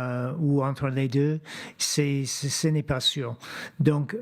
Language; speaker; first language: French; non-native, fluent; English